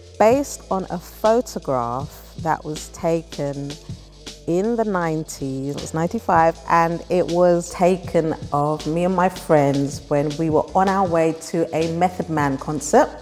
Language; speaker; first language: English; native; English